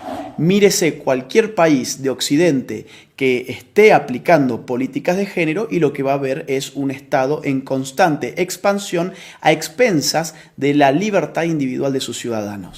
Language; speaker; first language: Spanish; native; Spanish